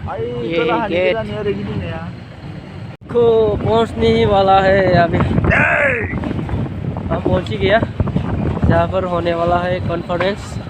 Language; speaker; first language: Hindi; non-native, local second language; Bodo